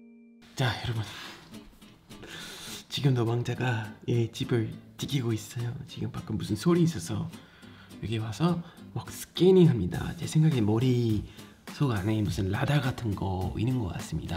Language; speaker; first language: Korean; non-native, fluent; English